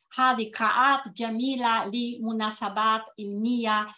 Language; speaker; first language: Arabic; non-native, fluent; Polish